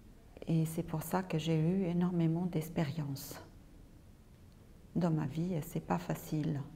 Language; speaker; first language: French; non-native, local second language; Arabic